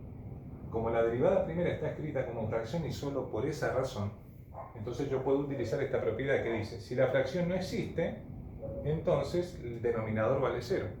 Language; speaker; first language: Spanish; native; Spanish